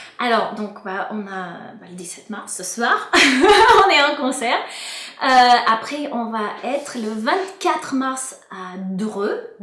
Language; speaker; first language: French; non-native, fluent; English